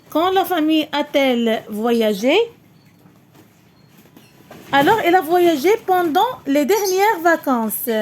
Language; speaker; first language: French; non-native, local second language; Arabic